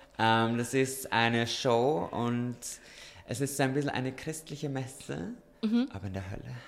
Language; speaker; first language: German; early bilingual, other home language; Romanian